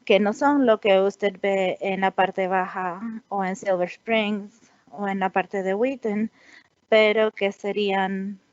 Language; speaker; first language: Spanish; non-native, fluent; English